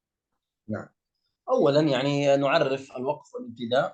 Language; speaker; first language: Arabic; native; Arabic